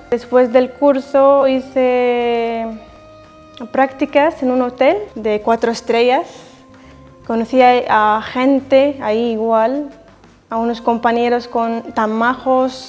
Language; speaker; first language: Spanish; non-native, fluent; Arabic